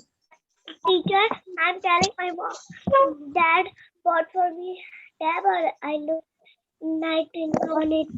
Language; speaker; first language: English; non-native, learner; Urdu